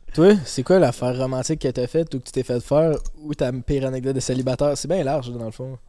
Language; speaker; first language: French; native; French